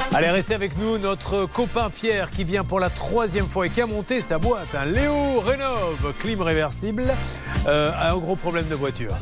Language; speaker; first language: French; native; French